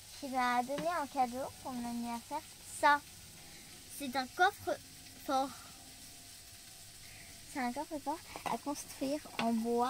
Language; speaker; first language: French; native; French